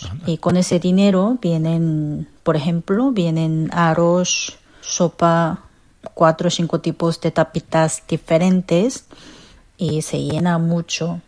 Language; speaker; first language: Spanish; non-native, fluent; Korean